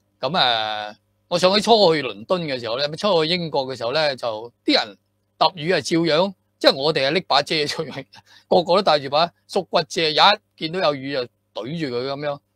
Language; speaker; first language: Chinese; non-native, local second language; Cantonese